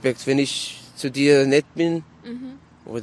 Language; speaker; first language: German; non-native, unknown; Arabic